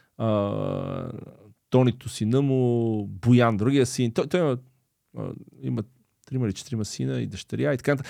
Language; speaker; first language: Bulgarian; early bilingual, other home language; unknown